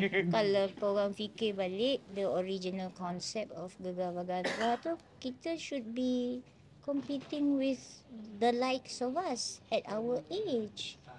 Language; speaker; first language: English; non-native, local second language; Malay